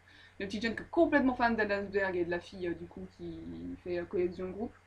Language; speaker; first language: French; native; French